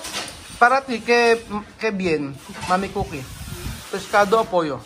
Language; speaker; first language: Spanish; non-native, learner; Filipino